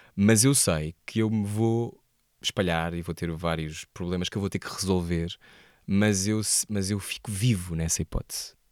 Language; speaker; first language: Portuguese; native; Portuguese